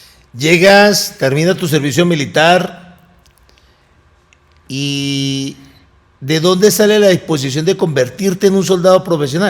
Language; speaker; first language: Spanish; native; Spanish